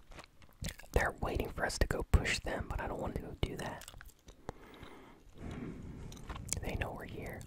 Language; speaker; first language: English; native; English